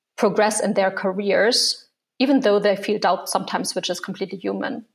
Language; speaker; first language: English; non-native, fluent; German